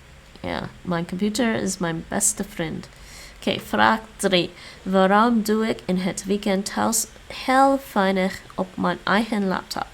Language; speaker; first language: Dutch; non-native, learner; English